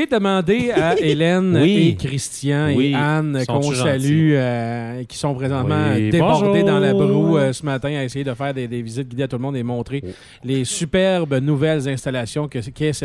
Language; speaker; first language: French; native; French